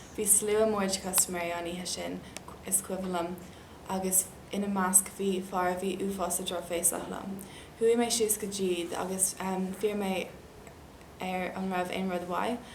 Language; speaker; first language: Irish; non-native, local second language; English